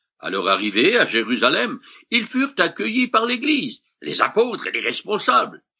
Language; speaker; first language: French; native; French